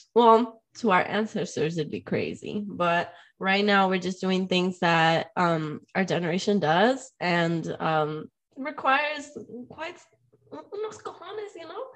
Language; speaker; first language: English; non-native, fluent; Spanish